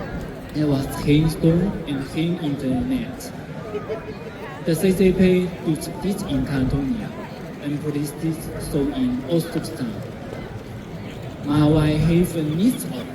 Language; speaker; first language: Dutch; non-native, fluent; Cantonese